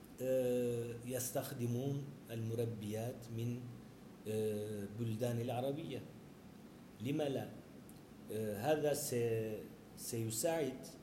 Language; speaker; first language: Arabic; non-native, learner; Turkish